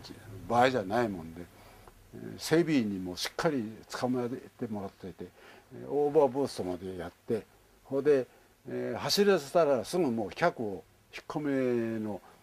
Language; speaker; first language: Japanese; native; Japanese